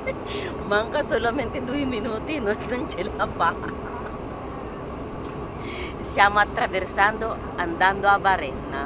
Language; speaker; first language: Italian; non-native, learner; Filipino